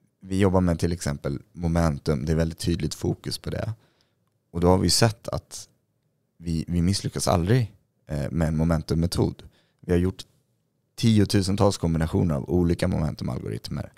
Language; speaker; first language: Swedish; native; Swedish